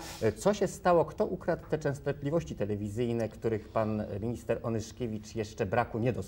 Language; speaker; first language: Polish; native; Polish